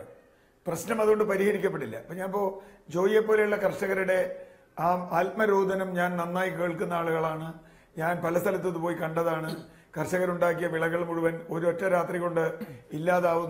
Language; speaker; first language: Malayalam; native; Malayalam